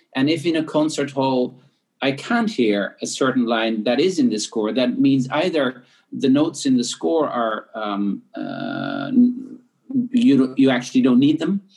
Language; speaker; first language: English; non-native, fluent; Dutch